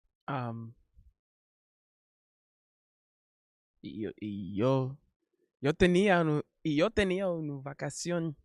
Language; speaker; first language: Spanish; non-native, learner; English